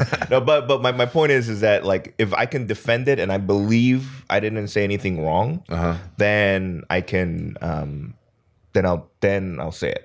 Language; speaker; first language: English; early bilingual, other home language; Korean